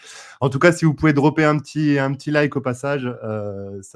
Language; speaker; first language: French; native; French